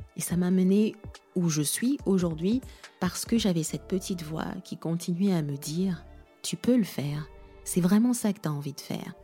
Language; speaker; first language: French; non-native, local second language; Lingala